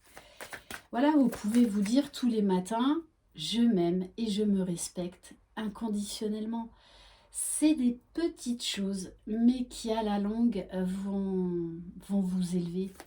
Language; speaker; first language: French; native; French